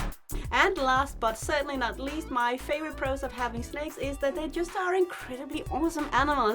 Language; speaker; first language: English; non-native, fluent; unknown